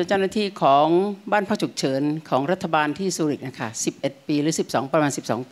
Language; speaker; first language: German; non-native, learner; Thai